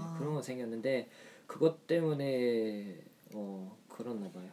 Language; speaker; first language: Korean; non-native, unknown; German